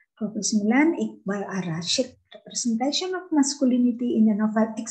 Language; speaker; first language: English; non-native, fluent; Indonesian